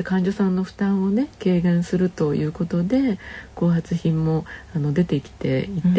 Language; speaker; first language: Japanese; native; Japanese